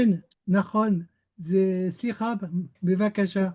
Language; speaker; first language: Hebrew; non-native, learner; French